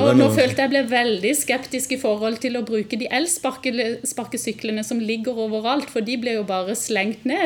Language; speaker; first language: Norwegian; native; Norwegian